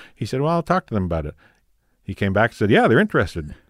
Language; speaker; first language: English; native; English